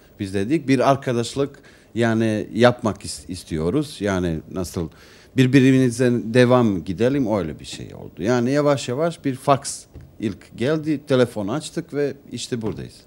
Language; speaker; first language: Turkish; non-native, learner; Serbian